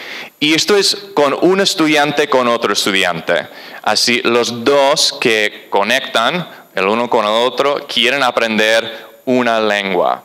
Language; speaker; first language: Spanish; non-native, fluent; English